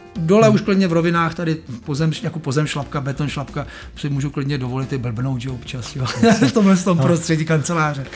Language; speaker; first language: Czech; native; Czech